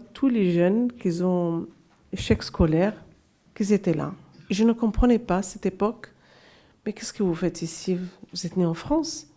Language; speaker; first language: French; non-native, local second language; Arabic